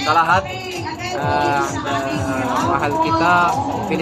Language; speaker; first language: Filipino; non-native, learner; Arabic